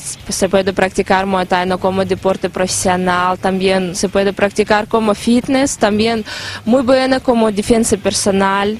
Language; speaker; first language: Spanish; non-native, learner; Russian